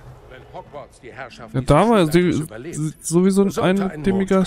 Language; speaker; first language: German; native; German